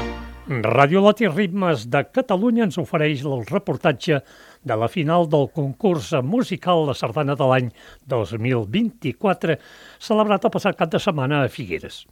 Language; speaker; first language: Catalan; native; Catalan